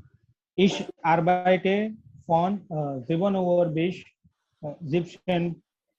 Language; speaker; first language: German; non-native, learner; Gujarati